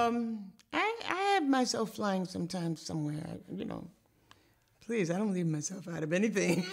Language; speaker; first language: English; native; English